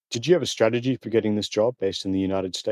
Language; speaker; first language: English; native; English